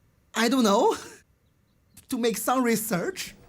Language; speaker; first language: English; non-native, learner; Chinese